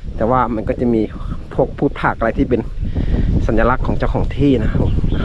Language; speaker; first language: Thai; non-native, local second language; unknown